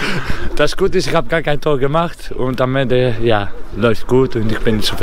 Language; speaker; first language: German; non-native, learner; Greek